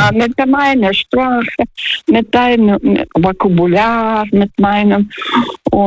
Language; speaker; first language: German; non-native, fluent; Russian